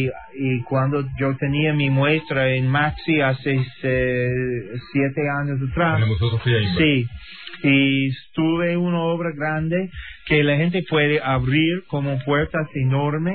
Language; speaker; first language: Spanish; non-native, learner; English